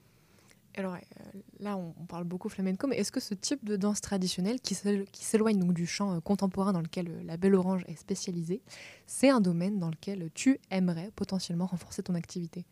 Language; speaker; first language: French; native; French